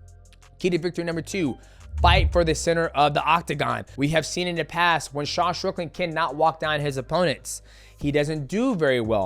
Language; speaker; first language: English; native; English